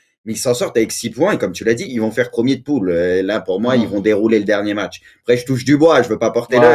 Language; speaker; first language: French; native; French